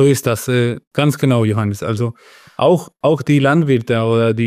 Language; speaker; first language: German; non-native, fluent; Spanish